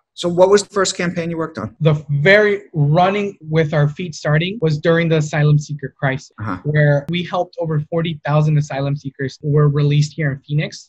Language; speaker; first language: English; native; English